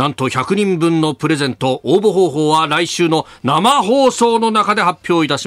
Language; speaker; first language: Japanese; native; Japanese